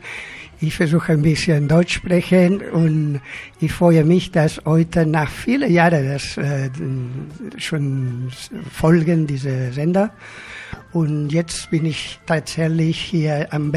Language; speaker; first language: German; non-native, learner; Catalan